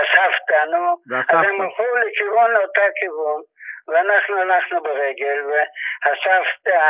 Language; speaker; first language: Hebrew; non-native, fluent; Yiddish